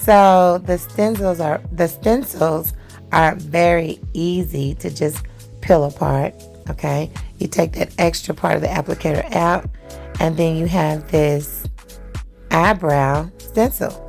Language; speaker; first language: English; native; English